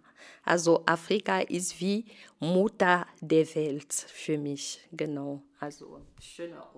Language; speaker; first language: German; non-native, fluent; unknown